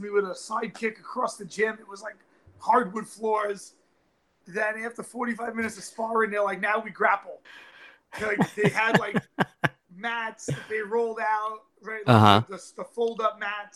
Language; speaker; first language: English; native; English